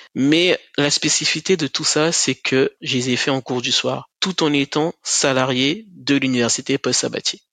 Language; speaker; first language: French; native; French